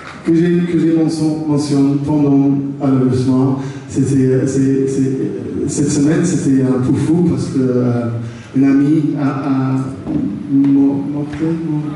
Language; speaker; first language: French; non-native, learner; English